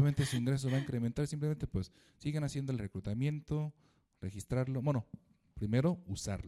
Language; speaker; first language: Spanish; native; Spanish